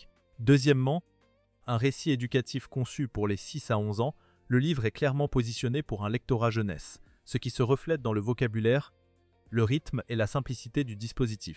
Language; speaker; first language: French; native; French